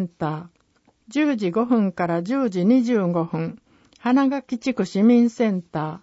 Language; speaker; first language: Japanese; native; Japanese